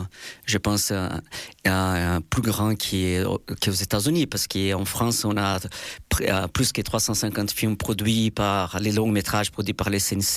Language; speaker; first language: French; non-native, fluent; Portuguese